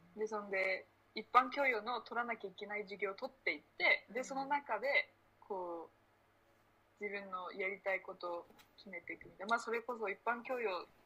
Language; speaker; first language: Japanese; early bilingual, other home language; Spanish